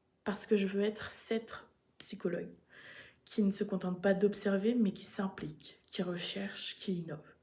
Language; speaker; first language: French; native; French